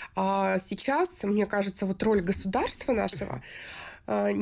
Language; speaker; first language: Russian; native; Russian